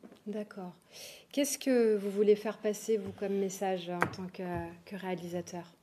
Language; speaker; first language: French; native; French